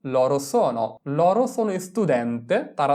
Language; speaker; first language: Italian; non-native, fluent; Bangla